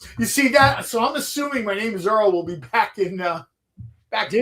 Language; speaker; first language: English; native; English